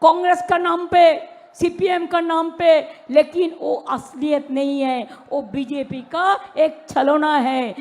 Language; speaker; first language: Hindi; non-native, local second language; Bangla